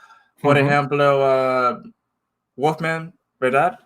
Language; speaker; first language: Spanish; non-native, fluent; English